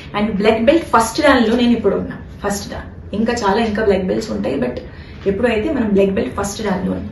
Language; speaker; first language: Telugu; non-native, fluent; Hindi